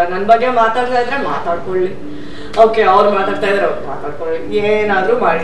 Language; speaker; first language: Kannada; non-native, fluent; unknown